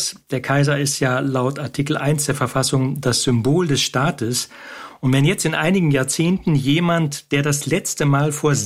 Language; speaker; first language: German; native; German